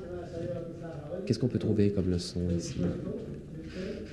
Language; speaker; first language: French; native; French